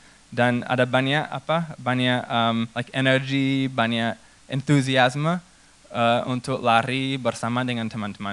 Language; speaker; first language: Indonesian; non-native, fluent; English